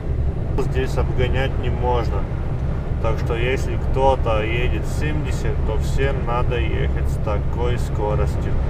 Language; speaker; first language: Russian; non-native, fluent; Latvian